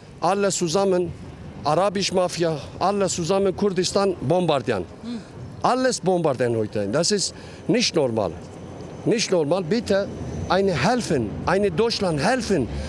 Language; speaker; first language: German; non-native, learner; Kurdish